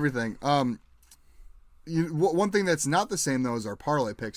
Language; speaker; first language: English; native; English